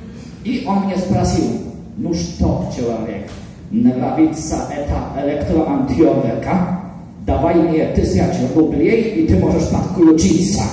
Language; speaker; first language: Russian; non-native, learner; Polish